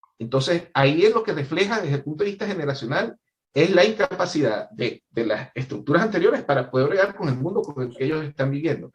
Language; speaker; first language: Spanish; native; Spanish